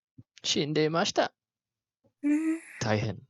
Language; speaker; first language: Japanese; non-native, learner; English